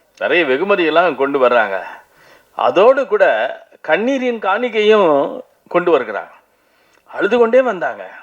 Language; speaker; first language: Tamil; native; Tamil